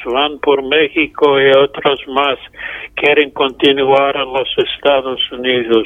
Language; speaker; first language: Spanish; non-native, fluent; English